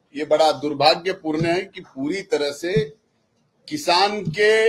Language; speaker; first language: Hindi; non-native, local second language; Marathi